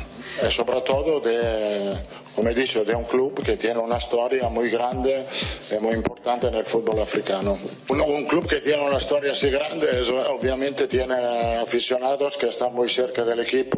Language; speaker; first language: Spanish; non-native, fluent; Italian